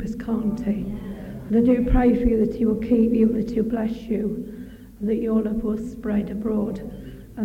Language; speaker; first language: English; native; English